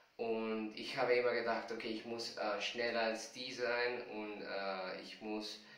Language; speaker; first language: German; non-native, fluent; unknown